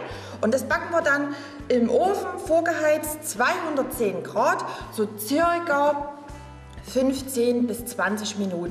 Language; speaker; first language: German; native; German